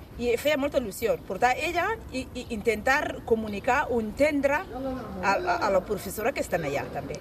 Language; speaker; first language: Catalan; non-native, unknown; Bambara